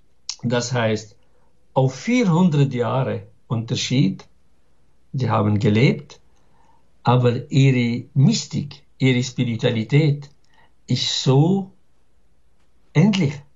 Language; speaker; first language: German; non-native, fluent; Arabic